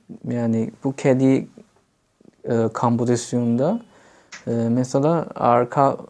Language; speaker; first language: Turkish; non-native, fluent; Chinese